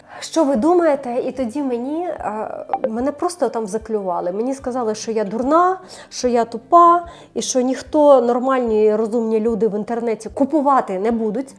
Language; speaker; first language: Ukrainian; non-native, local second language; Russian